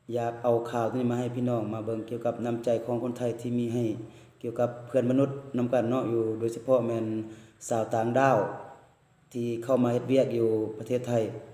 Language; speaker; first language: Thai; native; Thai